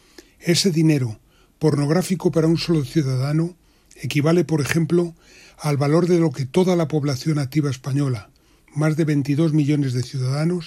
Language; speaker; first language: Spanish; native; Spanish